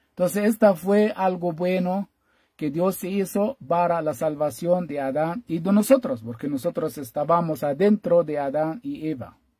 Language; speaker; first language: Spanish; non-native, fluent; Arabic